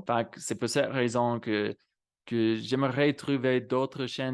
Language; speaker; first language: French; non-native, fluent; English